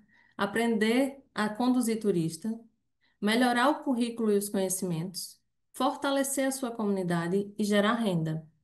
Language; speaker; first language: Portuguese; native; Portuguese